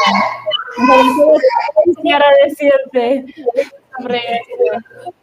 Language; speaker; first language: Spanish; non-native, learner; English